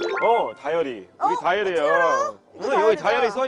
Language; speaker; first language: Korean; non-native, fluent; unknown